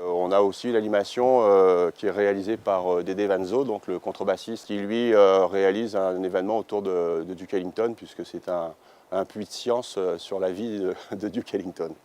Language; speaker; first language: French; native; French